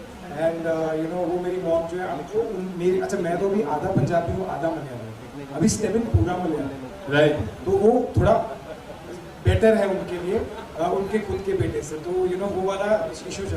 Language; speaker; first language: Hindi; native; Hindi